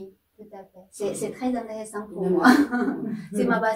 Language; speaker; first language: French; non-native, fluent; Chinese